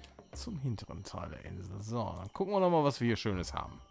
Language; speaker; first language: German; native; German